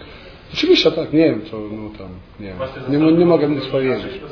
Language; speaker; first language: Polish; non-native, fluent; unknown